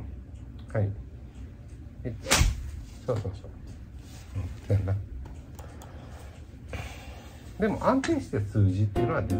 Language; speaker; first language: Japanese; native; Japanese